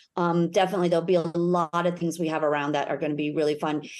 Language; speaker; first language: English; native; English